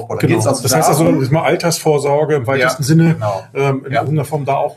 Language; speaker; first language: German; native; German